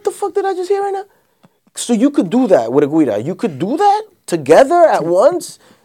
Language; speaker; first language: English; early bilingual, other home language; Spanish